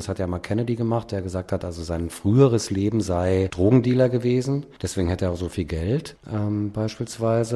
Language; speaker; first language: German; native; German